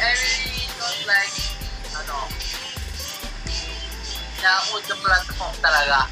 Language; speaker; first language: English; non-native, learner; Japanese